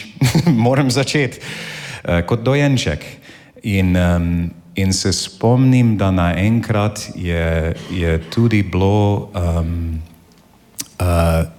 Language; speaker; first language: Slovenian; non-native, fluent; English